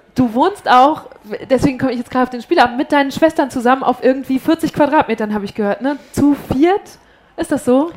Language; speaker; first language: German; native; German